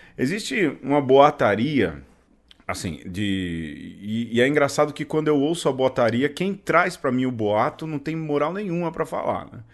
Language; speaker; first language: Portuguese; native; Portuguese